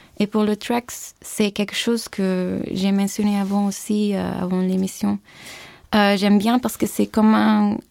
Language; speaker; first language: French; non-native, fluent; Turkish